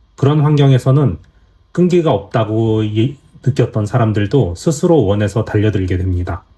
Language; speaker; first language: Korean; native; Korean